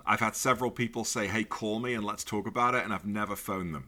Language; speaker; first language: English; native; English